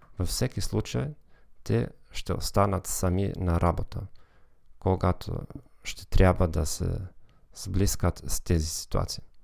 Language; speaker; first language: Bulgarian; non-native, learner; German